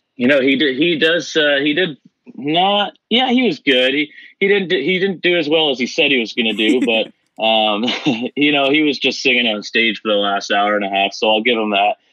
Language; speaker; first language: English; native; English